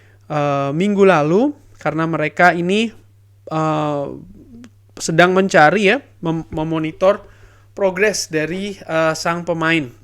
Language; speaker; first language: Indonesian; native; Indonesian